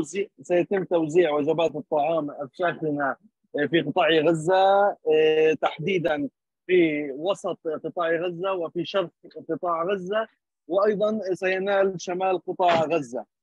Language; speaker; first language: Arabic; native; Arabic